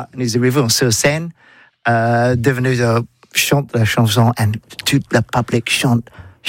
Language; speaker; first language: French; non-native, learner; English